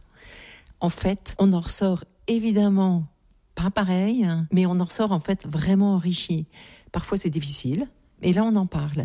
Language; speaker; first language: French; native; French